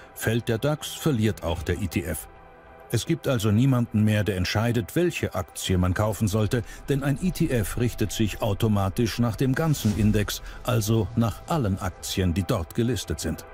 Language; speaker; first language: German; native; German